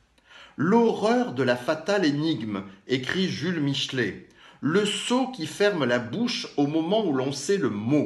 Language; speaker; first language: French; native; French